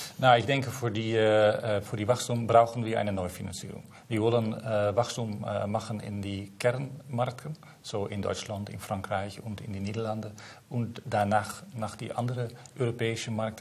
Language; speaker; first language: German; non-native, learner; Dutch